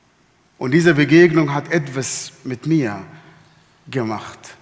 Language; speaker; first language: German; non-native, fluent; Arabic